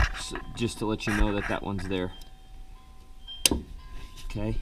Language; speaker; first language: English; native; English